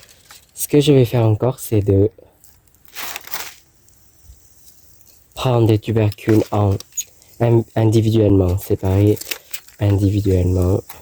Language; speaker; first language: French; non-native, learner; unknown